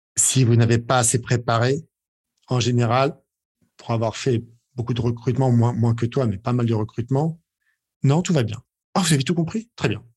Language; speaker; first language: French; native; French